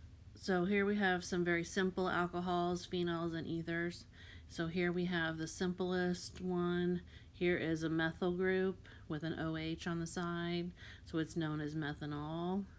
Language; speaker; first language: English; native; English